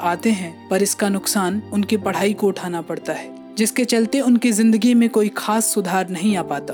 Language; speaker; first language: Hindi; native; Hindi